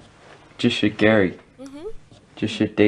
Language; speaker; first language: Chinese; non-native, learner; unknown